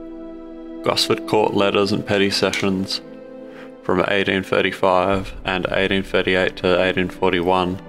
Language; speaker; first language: English; native; English